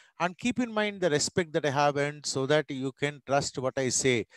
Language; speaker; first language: English; non-native, local second language; Telugu